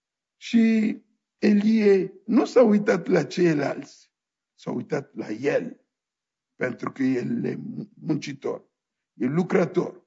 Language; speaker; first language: Romanian; non-native, fluent; French